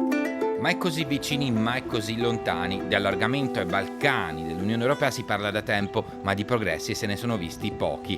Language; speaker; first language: Italian; native; Italian